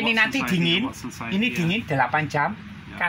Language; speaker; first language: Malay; non-native, local second language; Javanese